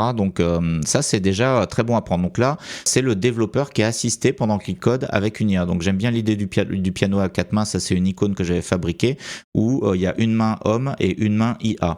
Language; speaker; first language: French; native; French